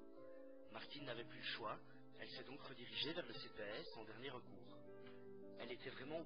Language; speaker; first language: French; native; French